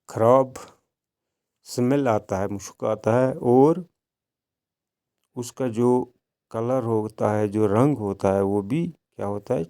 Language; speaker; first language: Hindi; non-native, local second language; Kashmiri